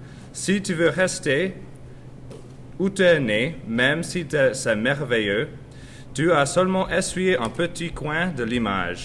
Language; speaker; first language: French; non-native, learner; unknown